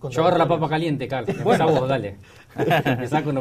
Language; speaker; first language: Spanish; native; Spanish